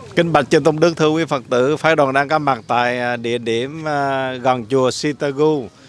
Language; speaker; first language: Vietnamese; native; Vietnamese